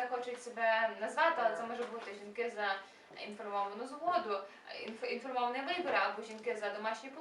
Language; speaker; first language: Ukrainian; native; Ukrainian